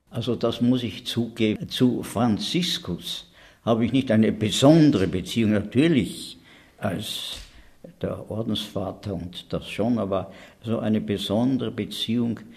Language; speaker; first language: German; native; German